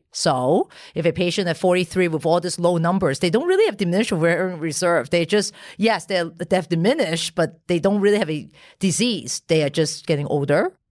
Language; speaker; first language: English; non-native, local second language; Cantonese